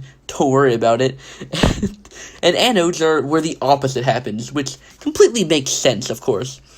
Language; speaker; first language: English; native; English